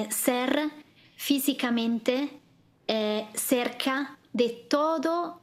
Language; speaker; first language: Spanish; non-native, learner; Italian